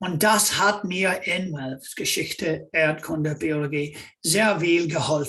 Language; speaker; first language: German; non-native, fluent; English